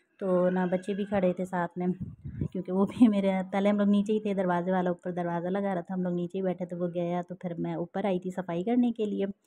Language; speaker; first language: Urdu; native; Urdu